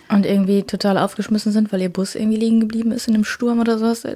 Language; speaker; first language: German; native; German